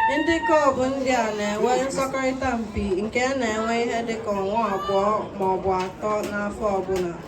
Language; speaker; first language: Igbo; early bilingual, heritage; Igbo